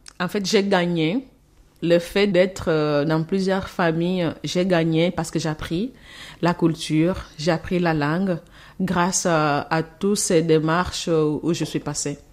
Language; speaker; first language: French; non-native, fluent; Portuguese